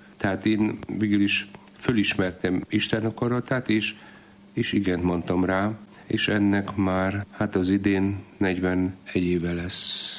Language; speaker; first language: Hungarian; non-native, fluent; Polish